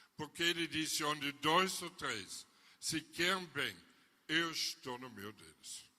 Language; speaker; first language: Portuguese; non-native, fluent; German